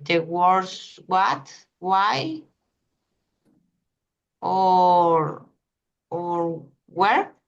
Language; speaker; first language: English; non-native, learner; Spanish